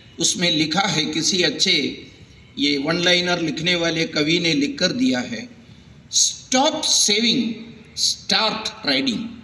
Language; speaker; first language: Hindi; non-native, local second language; Malayalam